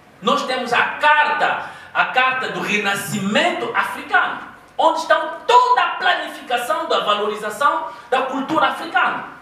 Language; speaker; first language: Portuguese; non-native, local second language; Kongo